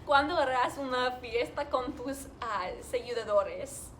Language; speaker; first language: Spanish; non-native, learner; English